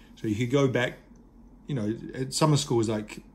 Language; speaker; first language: English; native; English